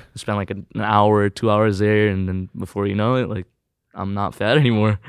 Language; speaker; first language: English; early bilingual, other home language; Filipino